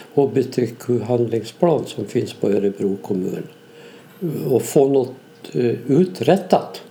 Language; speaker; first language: Swedish; native; Swedish